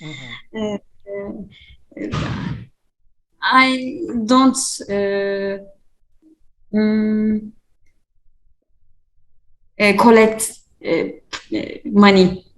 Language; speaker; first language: English; non-native, learner; Turkish